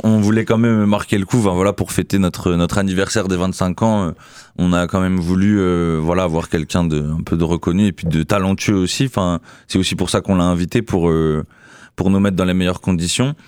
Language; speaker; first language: French; native; French